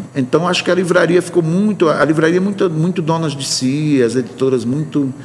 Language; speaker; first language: Portuguese; native; Portuguese